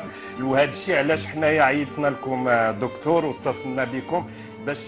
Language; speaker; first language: Arabic; native; Arabic